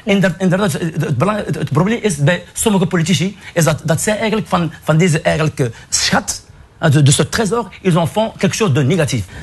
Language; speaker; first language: Dutch; non-native, fluent; Arabic